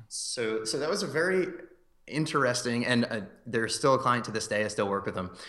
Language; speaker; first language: English; native; English